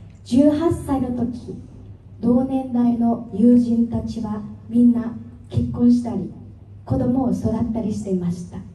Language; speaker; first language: Japanese; non-native, fluent; Vietnamese